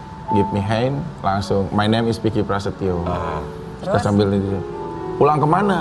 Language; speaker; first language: Indonesian; native; Indonesian